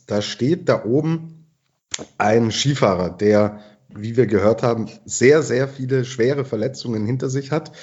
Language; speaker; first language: German; native; German